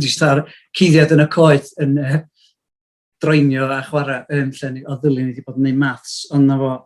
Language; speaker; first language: Welsh; native; Welsh